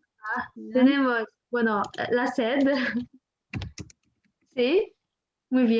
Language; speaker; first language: Spanish; non-native, fluent; French